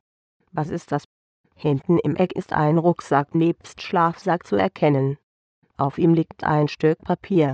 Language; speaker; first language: German; native; German